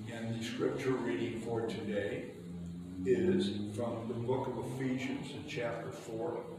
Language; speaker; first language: English; native; English